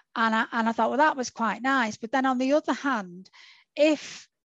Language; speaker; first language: English; native; English